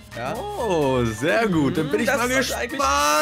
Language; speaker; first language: German; native; German